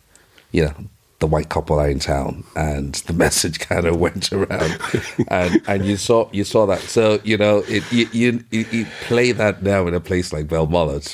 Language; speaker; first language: English; non-native, local second language; Igbo